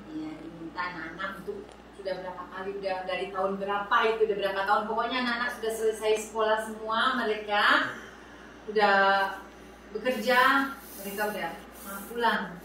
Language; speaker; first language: Indonesian; native; Indonesian